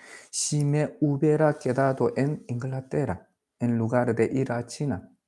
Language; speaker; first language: Spanish; non-native, learner; Korean